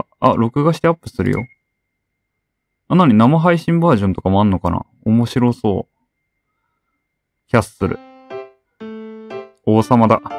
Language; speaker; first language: Japanese; native; Japanese